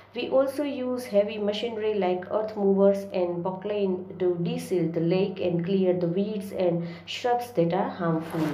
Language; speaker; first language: English; non-native, local second language; Gujarati